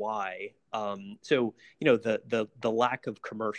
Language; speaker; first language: English; native; English